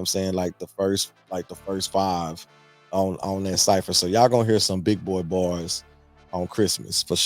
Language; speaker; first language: English; native; English